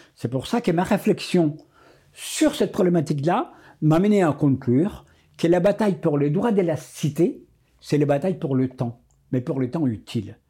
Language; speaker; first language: French; non-native, fluent; Spanish